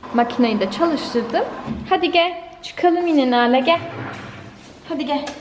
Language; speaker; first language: Turkish; early bilingual, heritage; Turkish